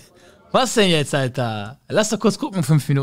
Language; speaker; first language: German; native; German